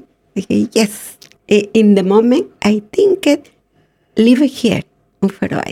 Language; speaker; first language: English; non-native, learner; Spanish